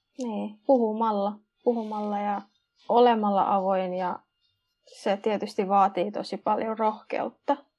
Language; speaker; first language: Finnish; early bilingual, other home language; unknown